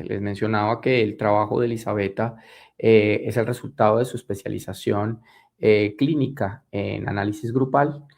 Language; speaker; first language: Spanish; native; Spanish